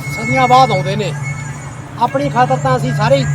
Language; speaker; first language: Punjabi; native; Punjabi